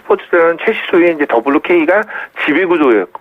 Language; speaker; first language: Korean; native; Korean